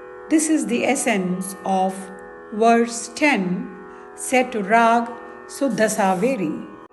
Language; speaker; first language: English; non-native, local second language; Tamil